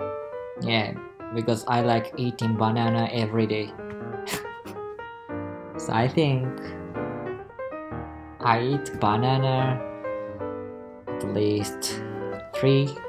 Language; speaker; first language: English; non-native, learner; Japanese